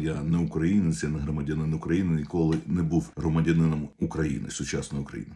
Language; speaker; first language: Ukrainian; non-native, local second language; Russian